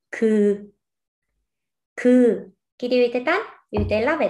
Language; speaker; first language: Finnish; non-native, fluent; Korean